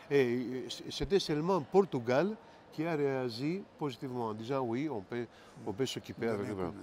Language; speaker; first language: French; non-native, fluent; Greek